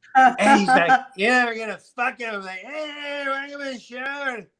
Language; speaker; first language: English; native; English